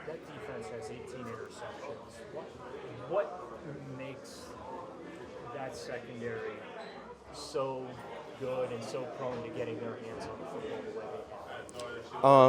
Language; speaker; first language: English; native; English